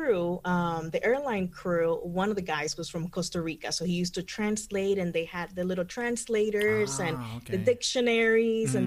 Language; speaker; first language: English; non-native, fluent; Spanish